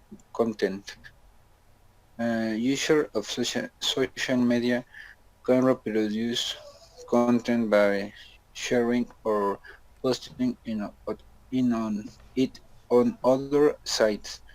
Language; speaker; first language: English; non-native, learner; Spanish